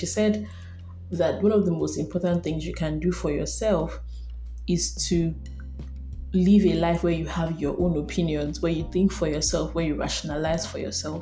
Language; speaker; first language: English; non-native, local second language; Igbo